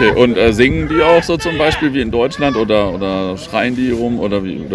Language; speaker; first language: German; native; German